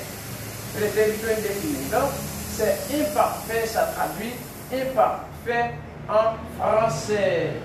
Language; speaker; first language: French; non-native, local second language; Haitian Creole